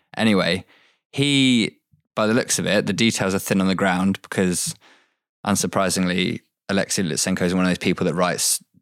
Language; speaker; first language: English; native; English